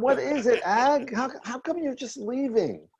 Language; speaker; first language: English; native; English